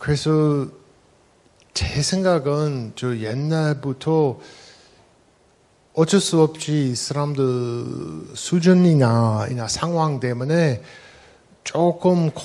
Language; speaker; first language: Korean; non-native, fluent; English